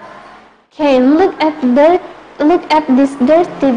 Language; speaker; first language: English; non-native, local second language; Indonesian